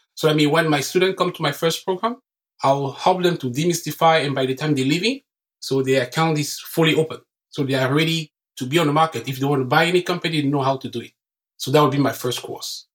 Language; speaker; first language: English; non-native, local second language; French